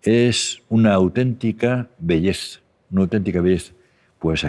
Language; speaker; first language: Spanish; native; Spanish